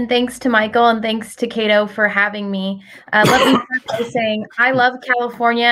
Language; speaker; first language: English; native; English